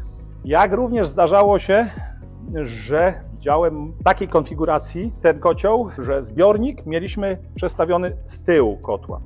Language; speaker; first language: Polish; native; Polish